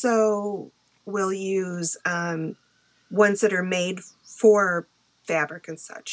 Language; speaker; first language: English; native; English